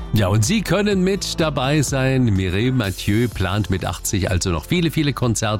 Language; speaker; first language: German; native; German